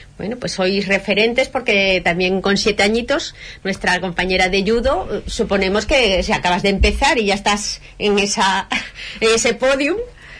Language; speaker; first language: Spanish; native; Spanish